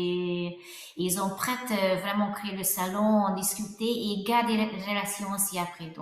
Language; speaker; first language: French; non-native, fluent; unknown